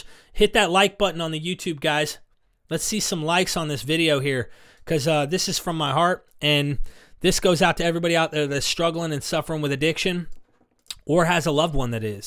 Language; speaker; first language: English; native; English